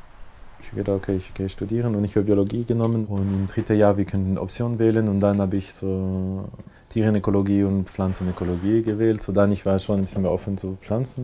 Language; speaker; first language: German; non-native, local second language; French